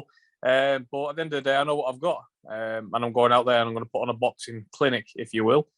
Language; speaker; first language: English; native; English